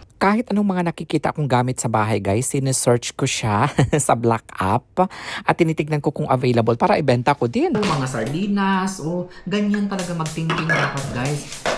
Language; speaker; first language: Filipino; non-native, local second language; Cebuano